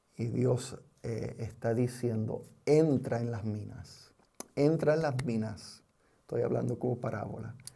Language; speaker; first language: Spanish; non-native, fluent; English